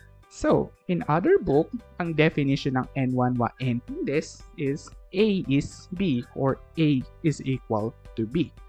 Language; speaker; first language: English; non-native, local second language; Filipino